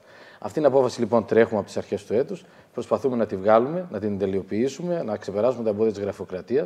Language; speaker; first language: Greek; native; Greek